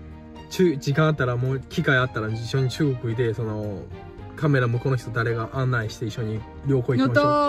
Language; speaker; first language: Japanese; non-native, fluent; Chinese